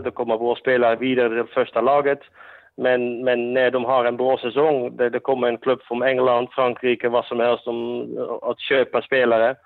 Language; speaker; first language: Swedish; non-native, fluent; Dutch